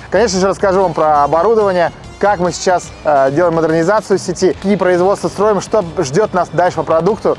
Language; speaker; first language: Russian; native; Russian